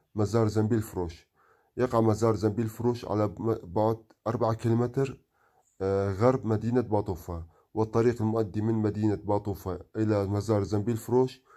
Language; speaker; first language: Arabic; non-native, local second language; Kurdish